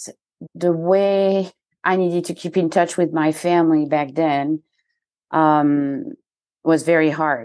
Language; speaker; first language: English; non-native, fluent; French